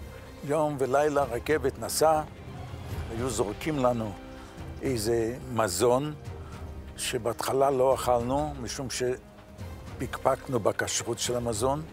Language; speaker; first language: Hebrew; non-native, fluent; Yiddish